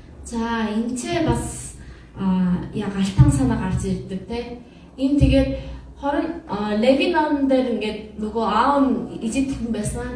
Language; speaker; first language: Mongolian; non-native, fluent; Korean